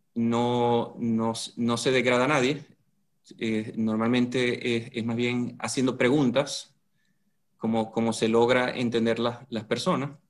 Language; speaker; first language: Spanish; native; Spanish